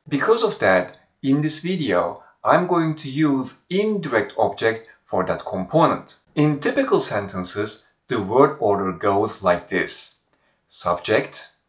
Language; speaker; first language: English; non-native, fluent; Turkish